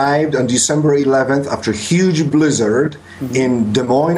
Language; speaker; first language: English; non-native, fluent; Polish